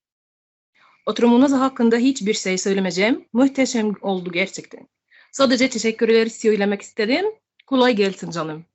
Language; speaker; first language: Turkish; non-native, learner; Arabic